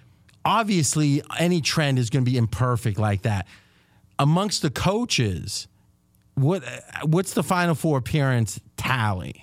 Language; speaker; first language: English; native; English